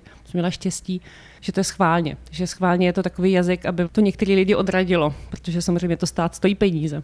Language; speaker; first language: Czech; native; Czech